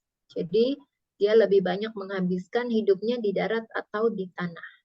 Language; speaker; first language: Indonesian; native; Indonesian